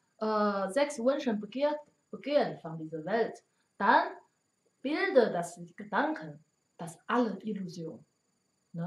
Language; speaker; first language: German; non-native, learner; Chinese